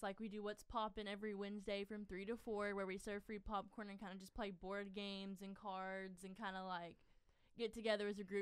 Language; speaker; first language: English; native; English